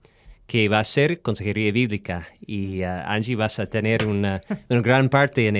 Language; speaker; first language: Spanish; non-native, fluent; English